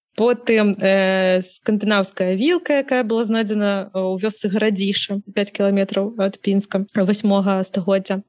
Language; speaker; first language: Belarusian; native; Belarusian